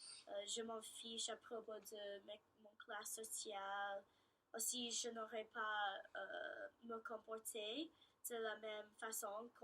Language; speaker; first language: French; non-native, learner; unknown